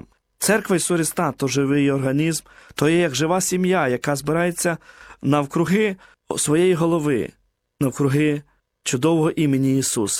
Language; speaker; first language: Ukrainian; native; Ukrainian